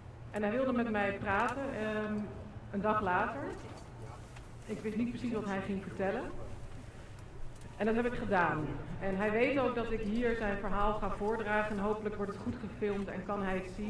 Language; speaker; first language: Dutch; native; Dutch